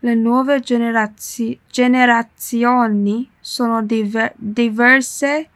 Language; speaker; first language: Italian; non-native, learner; Chinese